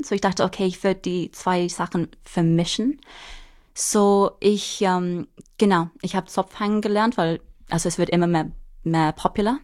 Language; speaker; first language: German; non-native, fluent; English